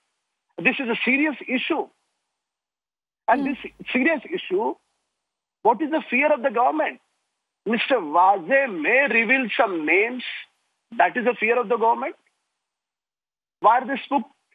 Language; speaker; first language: English; non-native, local second language; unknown